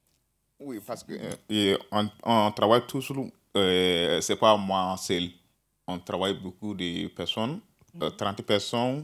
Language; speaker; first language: French; non-native, learner; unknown